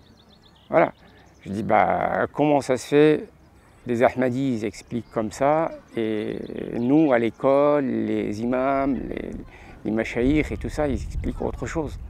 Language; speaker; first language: French; non-native, local second language; Arabic